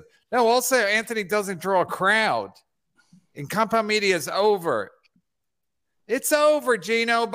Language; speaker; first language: English; native; English